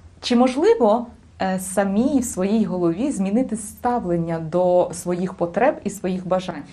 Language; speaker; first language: Ukrainian; native; Ukrainian